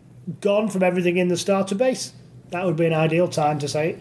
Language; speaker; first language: English; native; English